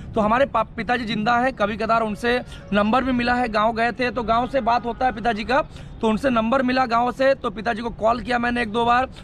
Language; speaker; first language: Hindi; non-native, local second language; Bangla